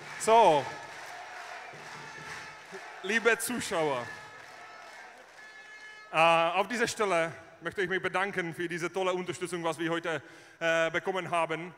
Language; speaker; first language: German; non-native, fluent; Czech